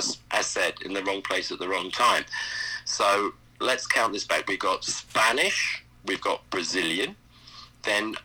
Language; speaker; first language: English; native; English